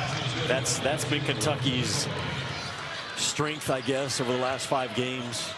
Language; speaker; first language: English; native; English